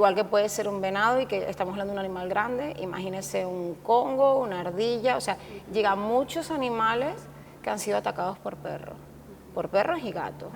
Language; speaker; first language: Spanish; native; Spanish